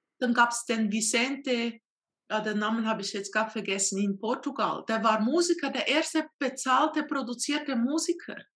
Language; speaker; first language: German; non-native, fluent; Portuguese